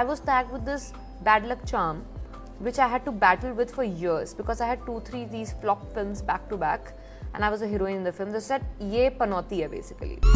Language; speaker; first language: English; non-native, local second language; Hindi